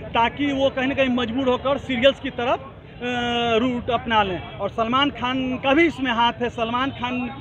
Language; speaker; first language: Hindi; native; Hindi